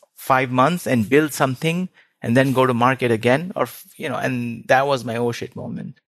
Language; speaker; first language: English; non-native, local second language; Hindi